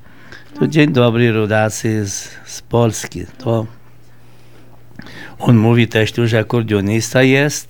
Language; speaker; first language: Polish; early bilingual, heritage; Polish